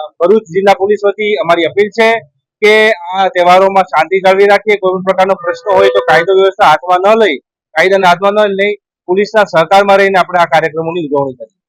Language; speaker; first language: Gujarati; native; Gujarati